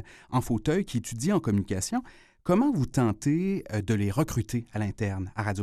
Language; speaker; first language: French; native; French